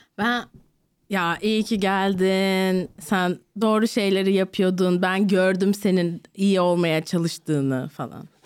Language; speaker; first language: Turkish; native; Turkish